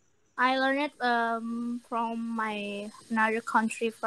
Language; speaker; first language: English; non-native, learner; Indonesian